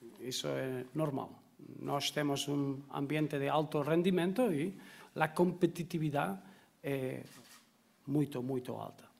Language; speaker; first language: Portuguese; non-native, learner; Spanish